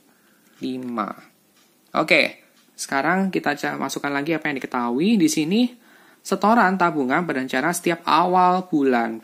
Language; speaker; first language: Indonesian; native; Indonesian